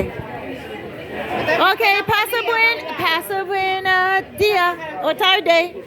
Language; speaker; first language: Spanish; non-native, learner; English